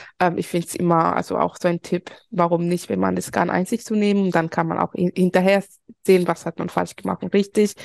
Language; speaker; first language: German; early bilingual, other home language; Spanish